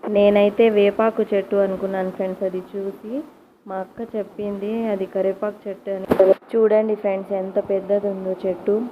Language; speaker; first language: Telugu; non-native, local second language; Urdu